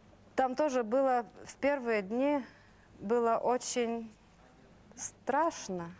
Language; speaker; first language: Russian; non-native, local second language; Lithuanian